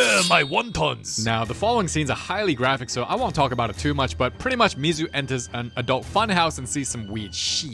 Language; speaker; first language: English; native; English